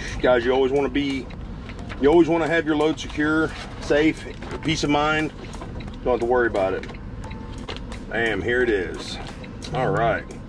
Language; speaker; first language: English; native; English